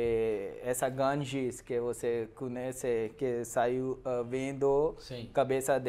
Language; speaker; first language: Portuguese; non-native, learner; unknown